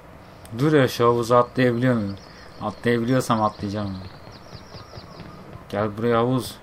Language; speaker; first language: Turkish; native; Turkish